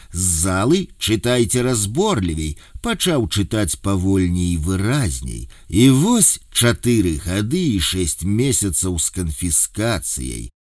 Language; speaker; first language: Belarusian; native; Belarusian